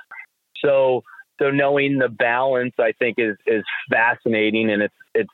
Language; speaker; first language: English; native; English